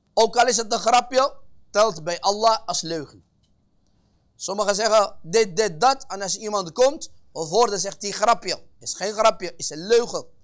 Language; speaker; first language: Dutch; early bilingual, other home language; Arabic